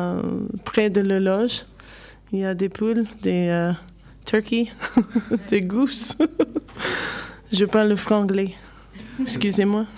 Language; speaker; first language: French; non-native, learner; English